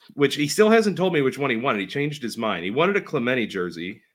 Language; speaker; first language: English; native; English